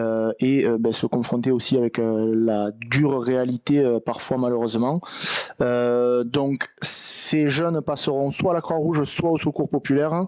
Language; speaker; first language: French; native; French